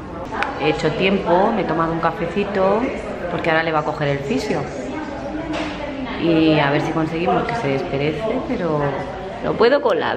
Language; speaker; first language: Spanish; native; Spanish